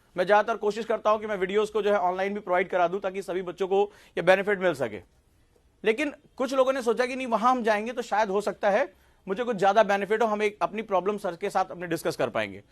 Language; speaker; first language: Hindi; native; Hindi